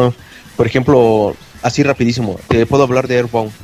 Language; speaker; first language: Spanish; native; Spanish